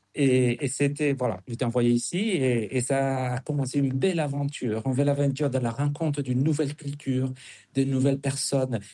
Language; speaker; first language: French; non-native, fluent; Spanish